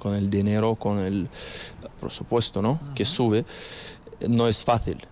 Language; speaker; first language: Spanish; non-native, fluent; Ukrainian